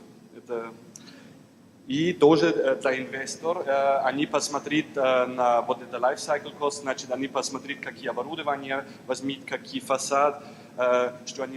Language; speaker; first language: Russian; non-native, learner; German